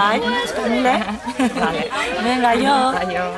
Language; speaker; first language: Basque; non-native, local second language; Spanish